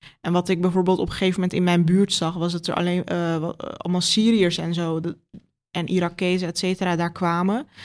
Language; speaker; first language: Dutch; early bilingual, other home language; Turkish